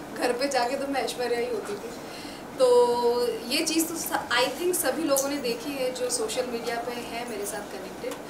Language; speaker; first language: Hindi; native; Hindi